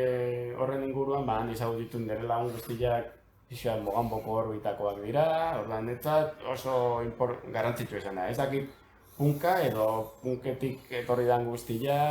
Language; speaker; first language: Basque; native; Basque